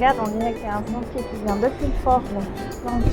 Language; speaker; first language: French; native; French